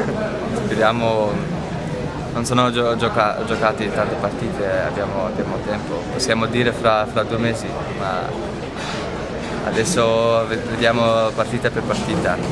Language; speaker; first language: Italian; non-native, learner; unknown